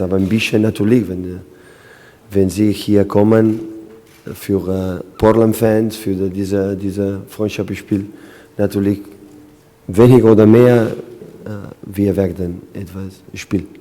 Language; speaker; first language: German; non-native, learner; Spanish